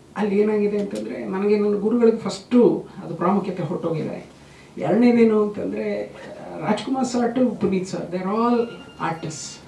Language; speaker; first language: Kannada; native; Kannada